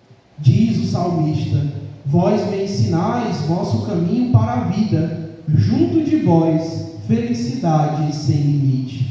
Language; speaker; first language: Portuguese; native; Portuguese